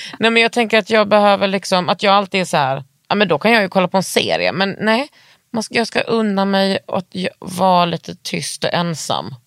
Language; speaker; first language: Swedish; native; Swedish